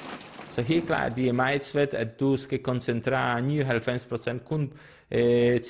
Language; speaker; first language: Danish; non-native, fluent; Polish